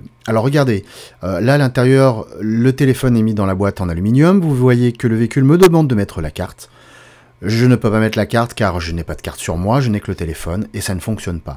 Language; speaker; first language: French; native; French